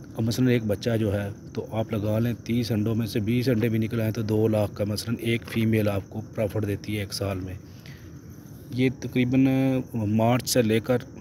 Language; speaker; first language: Urdu; non-native, local second language; Punjabi